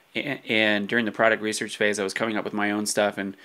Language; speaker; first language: English; native; English